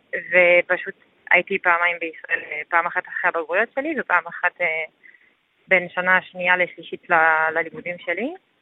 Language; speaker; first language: Hebrew; non-native, fluent; French